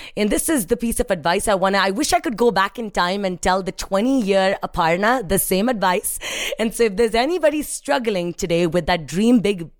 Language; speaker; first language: English; non-native, local second language; Hindi